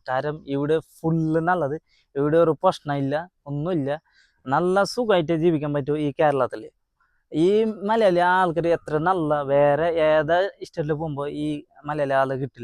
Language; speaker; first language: Malayalam; non-native, local second language; Assamese